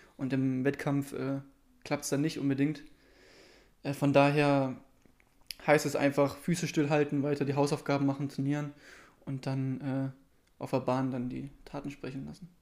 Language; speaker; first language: German; native; German